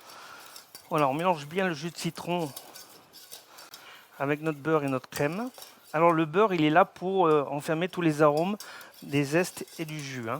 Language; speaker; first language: French; native; French